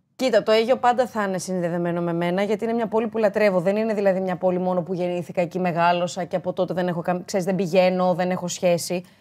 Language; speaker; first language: Greek; native; Greek